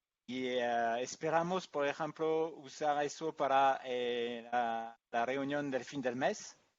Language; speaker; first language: Spanish; non-native, fluent; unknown